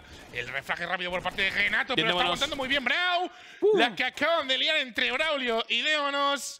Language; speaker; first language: Spanish; native; Spanish